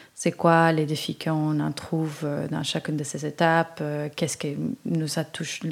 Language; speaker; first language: French; non-native, fluent; Spanish